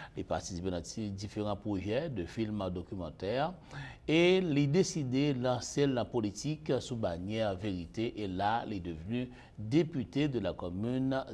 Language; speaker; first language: Haitian Creole; native; Haitian Creole